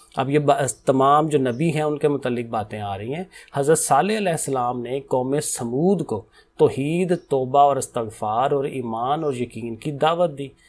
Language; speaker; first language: Urdu; non-native, local second language; Punjabi